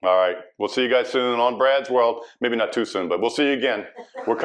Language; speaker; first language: English; native; English